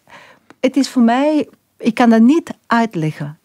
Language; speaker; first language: Dutch; non-native, local second language; French